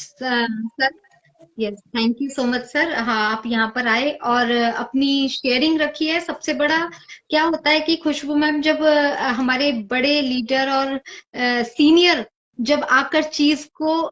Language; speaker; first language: Hindi; native; Hindi